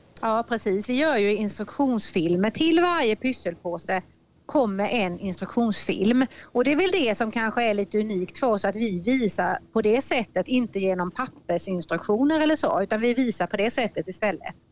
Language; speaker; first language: Swedish; native; Swedish